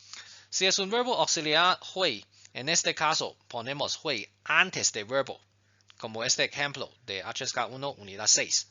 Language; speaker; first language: Spanish; non-native, fluent; Chinese